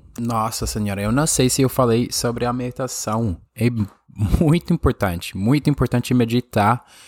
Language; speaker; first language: Portuguese; non-native, fluent; Spanish